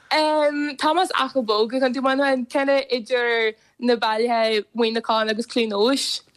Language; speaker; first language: Irish; non-native, local second language; English